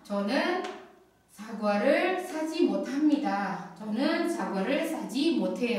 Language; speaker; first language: Korean; non-native, fluent; Indonesian